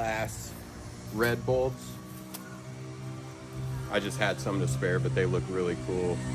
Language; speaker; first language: English; native; English